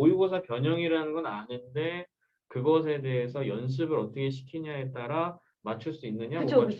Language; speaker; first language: Korean; native; Korean